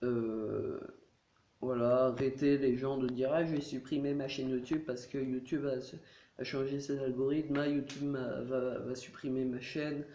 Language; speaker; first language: French; native; French